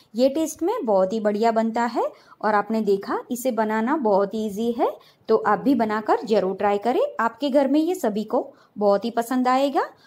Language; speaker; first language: Hindi; non-native, local second language; Gujarati